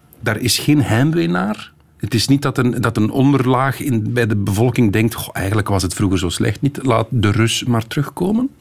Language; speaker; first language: Dutch; native; Dutch